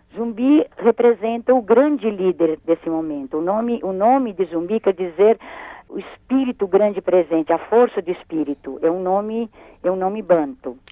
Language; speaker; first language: Portuguese; early bilingual, other home language; Spanish